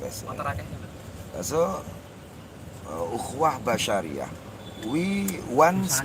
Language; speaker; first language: English; non-native, learner; Indonesian